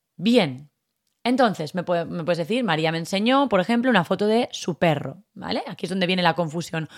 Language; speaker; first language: Spanish; native; Spanish